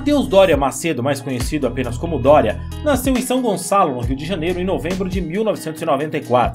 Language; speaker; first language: Portuguese; native; Portuguese